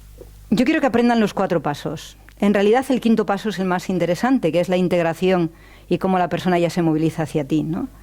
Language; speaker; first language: Spanish; native; Spanish